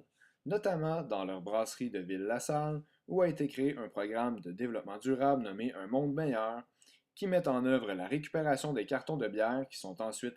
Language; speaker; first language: French; native; French